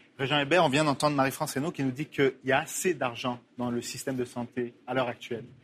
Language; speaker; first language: French; native; French